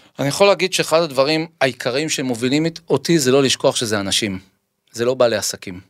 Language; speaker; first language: Hebrew; native; Hebrew